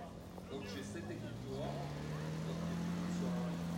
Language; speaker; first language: French; native; French